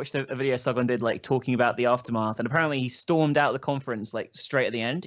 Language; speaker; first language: English; native; English